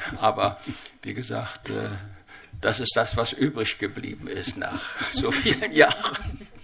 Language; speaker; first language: German; early bilingual, heritage; Chinese